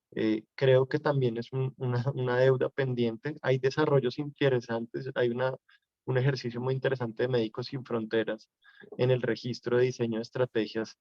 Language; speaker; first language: Spanish; native; Spanish